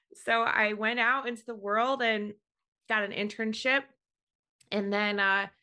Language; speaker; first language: English; native; English